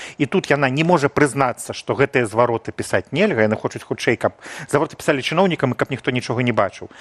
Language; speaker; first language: Belarusian; non-native, local second language; Russian